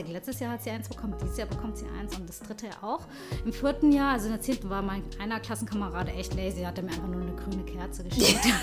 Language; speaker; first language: German; early bilingual, other home language; Somali